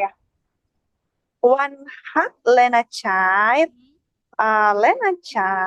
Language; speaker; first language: German; non-native, learner; Indonesian